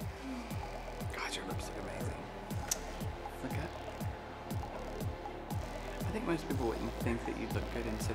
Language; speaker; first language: English; native; English